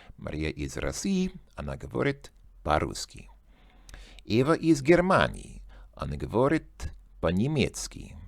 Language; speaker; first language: Russian; non-native, learner; English